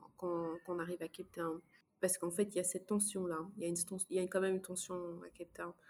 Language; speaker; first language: French; native; French